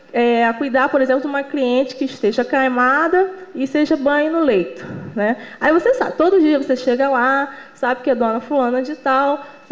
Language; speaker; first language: Portuguese; native; Portuguese